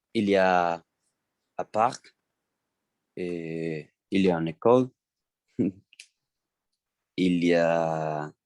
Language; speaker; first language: French; non-native, learner; Spanish